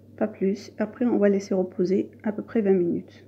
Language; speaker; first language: French; non-native, local second language; Arabic